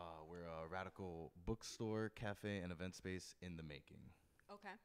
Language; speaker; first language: English; native; English